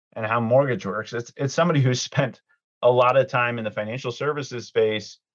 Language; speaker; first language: English; early bilingual, other home language; Greek